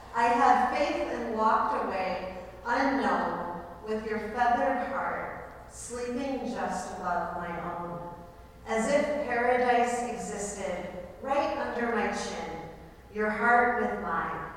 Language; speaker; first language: English; native; English